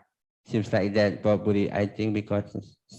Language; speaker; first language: English; non-native, learner; Indonesian